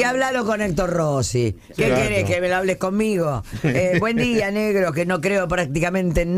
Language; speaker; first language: Spanish; native; Spanish